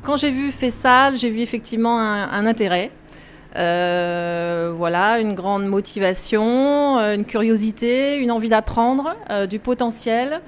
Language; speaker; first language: French; native; French